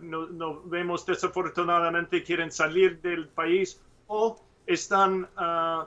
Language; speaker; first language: Spanish; non-native, learner; English